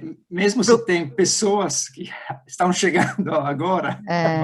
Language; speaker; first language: Portuguese; non-native, fluent; Italian